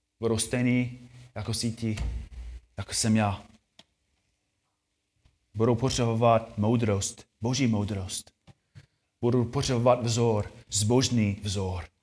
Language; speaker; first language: Czech; non-native, fluent; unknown